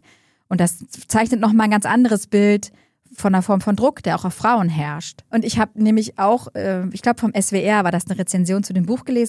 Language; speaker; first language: German; native; German